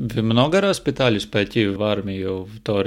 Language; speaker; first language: Russian; non-native, local second language; Latvian